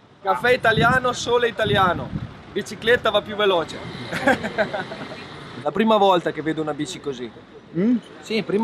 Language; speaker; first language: Italian; non-native, learner; French